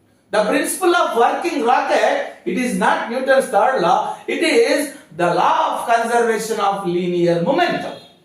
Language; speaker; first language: English; non-native, local second language; Telugu